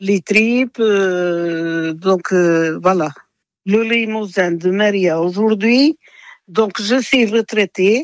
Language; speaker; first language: French; non-native, fluent; Portuguese